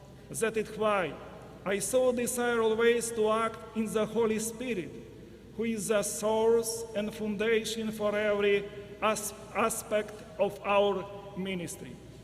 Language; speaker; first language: English; non-native, fluent; Ukrainian